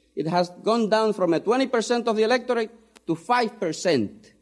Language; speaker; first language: English; non-native, fluent; Spanish